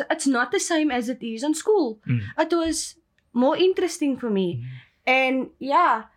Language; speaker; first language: English; native; English